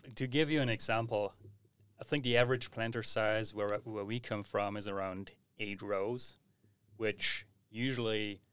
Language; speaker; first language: English; non-native, fluent; German